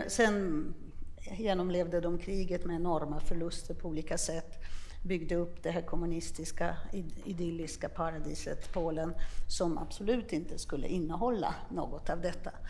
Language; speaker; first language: Swedish; non-native, fluent; Polish